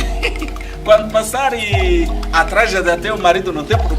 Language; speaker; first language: Portuguese; non-native, learner; Kinyarwanda